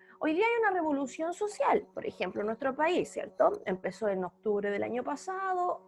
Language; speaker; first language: Spanish; native; Spanish